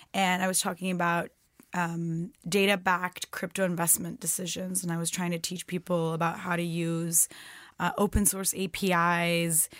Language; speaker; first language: English; non-native, fluent; Turkish